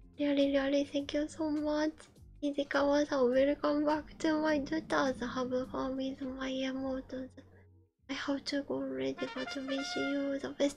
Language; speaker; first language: English; non-native, learner; Japanese